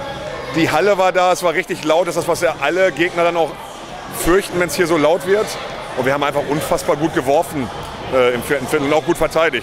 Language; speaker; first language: German; native; German